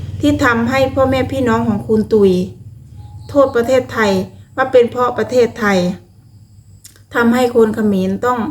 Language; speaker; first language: Thai; non-native, local second language; Lao